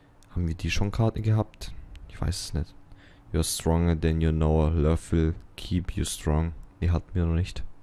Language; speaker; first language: German; native; German